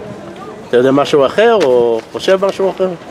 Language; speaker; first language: Hebrew; non-native, fluent; English